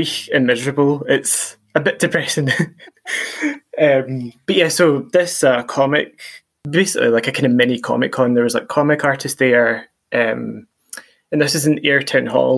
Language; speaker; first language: English; native; English